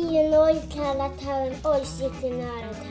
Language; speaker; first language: Japanese; early bilingual, heritage; Japanese